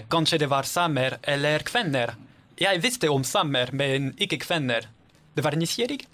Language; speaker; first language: Norwegian; non-native, learner; French